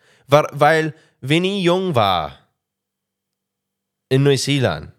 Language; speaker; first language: German; non-native, learner; English